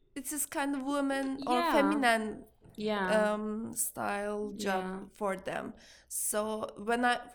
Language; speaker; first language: English; non-native, learner; Turkish